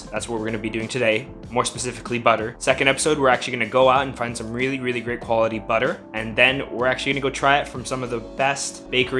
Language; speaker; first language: English; native; English